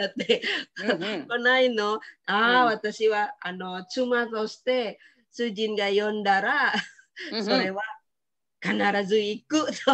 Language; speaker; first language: Japanese; non-native, fluent; Indonesian